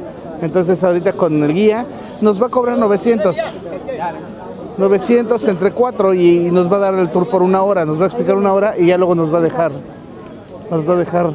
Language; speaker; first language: Spanish; native; Spanish